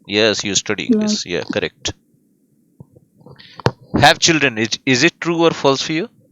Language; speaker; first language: English; non-native, fluent; Hindi